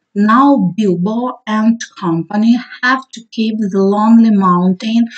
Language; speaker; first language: English; non-native, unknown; Ukrainian